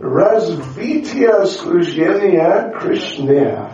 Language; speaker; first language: Russian; non-native, learner; English